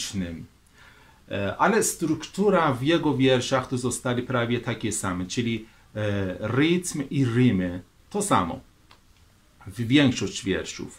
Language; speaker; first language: Polish; non-native, fluent; Persian